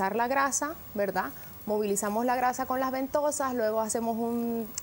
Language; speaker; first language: Spanish; native; Spanish